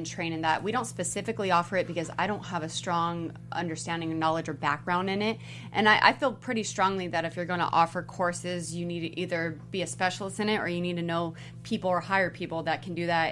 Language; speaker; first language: English; native; English